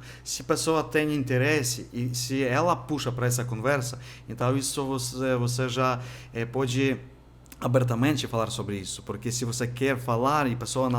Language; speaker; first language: Portuguese; non-native, fluent; Ukrainian